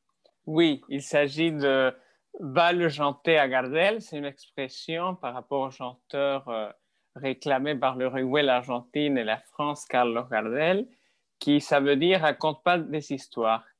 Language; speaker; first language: French; non-native, fluent; Spanish